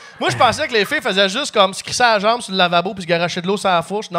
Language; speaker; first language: French; native; French